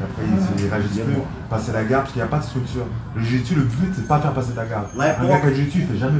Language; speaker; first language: French; native; French